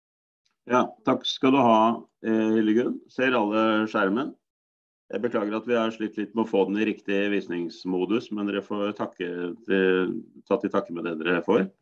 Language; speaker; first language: Norwegian; native; Norwegian